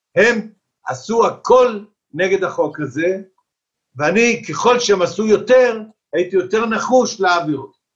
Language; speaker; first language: Hebrew; early bilingual, other home language; Arabic